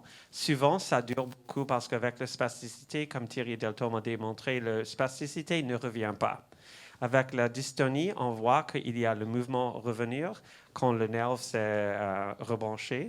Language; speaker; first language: French; non-native, fluent; English